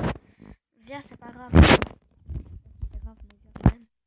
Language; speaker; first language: French; native; French